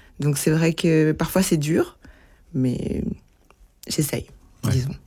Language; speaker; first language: French; early bilingual, other home language; Lingala